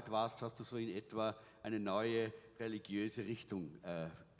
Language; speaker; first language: German; native; German